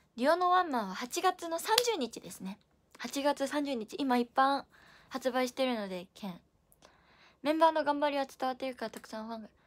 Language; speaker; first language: Japanese; native; Japanese